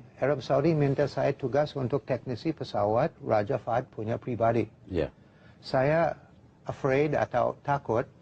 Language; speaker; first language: Indonesian; non-native, learner; English